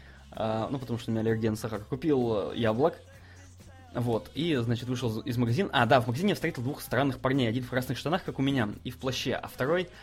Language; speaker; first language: Russian; native; Russian